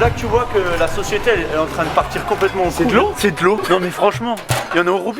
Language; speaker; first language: French; native; French